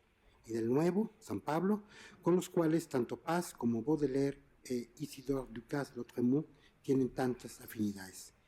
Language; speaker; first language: Spanish; native; Spanish